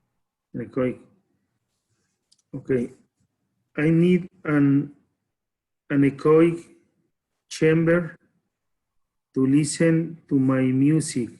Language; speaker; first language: English; non-native, learner; Spanish